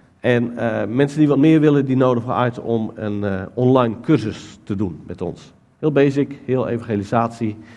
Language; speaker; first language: Dutch; native; Dutch